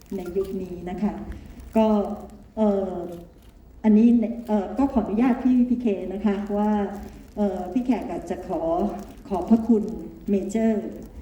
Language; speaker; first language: Thai; native; Thai